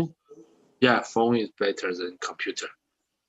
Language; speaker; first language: English; non-native, learner; Chinese